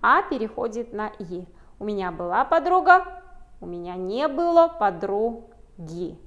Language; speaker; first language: Russian; non-native, local second language; Kazakh